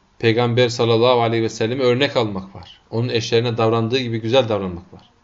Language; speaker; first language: Turkish; non-native, fluent; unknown